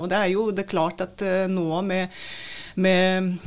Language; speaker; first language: Norwegian; non-native, fluent; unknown